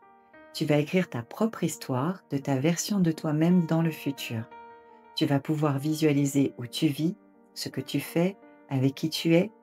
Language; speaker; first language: French; native; French